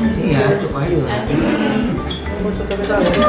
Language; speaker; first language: Indonesian; native; Indonesian